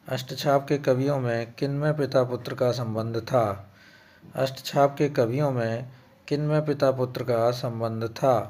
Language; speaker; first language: Hindi; native; Hindi